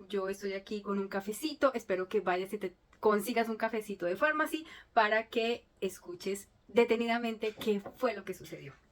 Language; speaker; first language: Spanish; native; Spanish